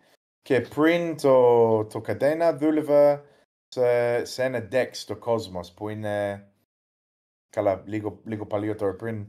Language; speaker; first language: Greek; early bilingual, heritage; English